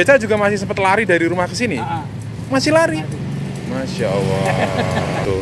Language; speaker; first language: Indonesian; non-native, local second language; Javanese